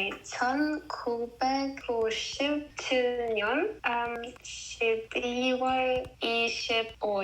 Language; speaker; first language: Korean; non-native, learner; English